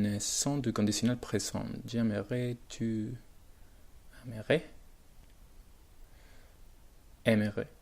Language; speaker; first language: French; non-native, learner; Spanish